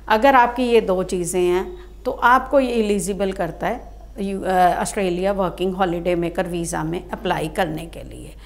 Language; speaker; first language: Hindi; non-native, local second language; Punjabi